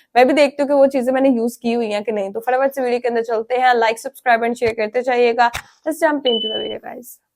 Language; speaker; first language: Urdu; non-native, local second language; Punjabi